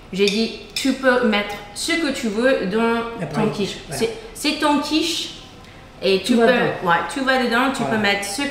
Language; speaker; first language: French; early bilingual, heritage; English